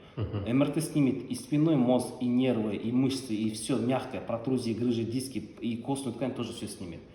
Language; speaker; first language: Russian; non-native, local second language; Kazakh